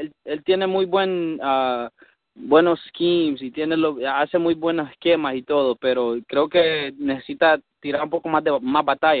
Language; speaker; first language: Spanish; early bilingual, heritage; Spanish